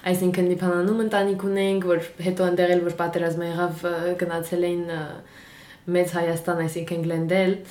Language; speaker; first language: Armenian; early bilingual, heritage; French